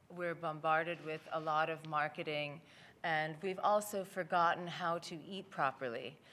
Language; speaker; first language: English; native; English